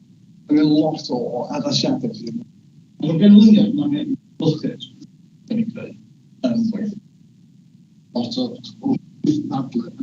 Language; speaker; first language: Welsh; native; Welsh